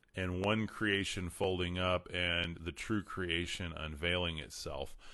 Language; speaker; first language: English; native; English